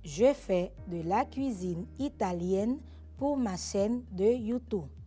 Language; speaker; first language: French; non-native, fluent; Spanish